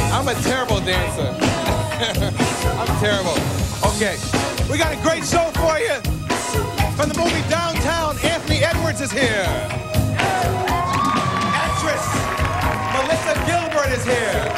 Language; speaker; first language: English; native; English